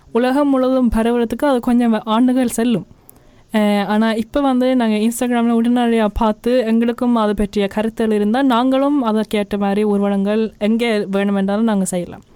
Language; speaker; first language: Tamil; early bilingual, heritage; Tamil